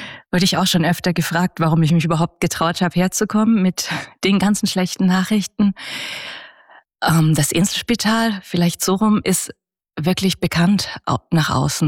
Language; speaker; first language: German; native; German